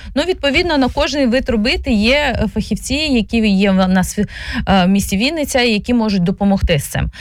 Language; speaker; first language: Ukrainian; native; Ukrainian